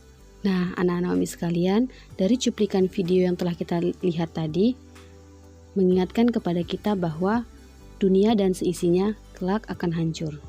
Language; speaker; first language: Indonesian; native; Indonesian